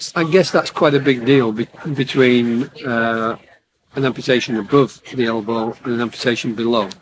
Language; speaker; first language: English; native; English